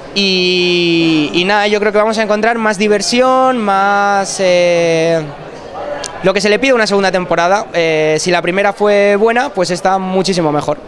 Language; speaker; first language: Spanish; native; Spanish